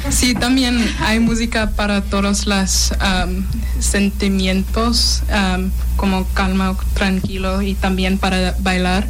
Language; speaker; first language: Spanish; non-native, learner; English